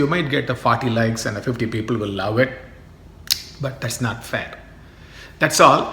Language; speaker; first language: English; non-native, local second language; Tamil